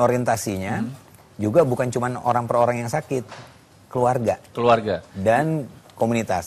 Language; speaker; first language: Indonesian; native; Indonesian